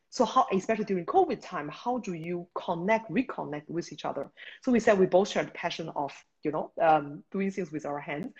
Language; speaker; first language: English; non-native, fluent; Chinese